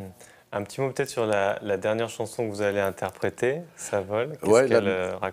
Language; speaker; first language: French; native; French